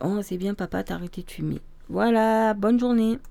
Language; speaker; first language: French; native; French